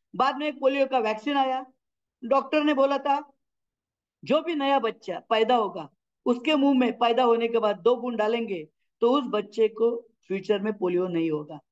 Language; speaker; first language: Hindi; non-native, local second language; Marathi